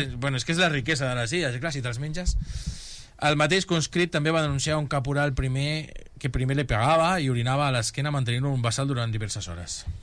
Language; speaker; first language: Catalan; non-native, local second language; Spanish